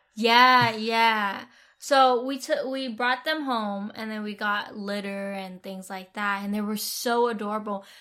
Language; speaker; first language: English; non-native, fluent; Vietnamese